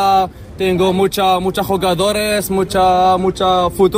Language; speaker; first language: Spanish; non-native, learner; Arabic